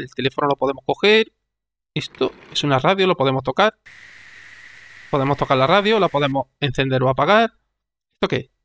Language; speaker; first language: Spanish; native; Spanish